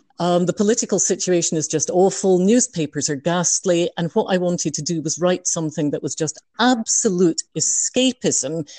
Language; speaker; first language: English; native; English